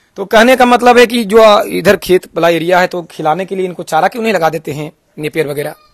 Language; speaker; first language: Hindi; native; Hindi